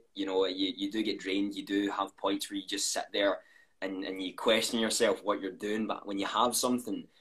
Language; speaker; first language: English; native; English